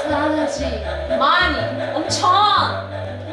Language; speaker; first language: Korean; non-native, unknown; Russian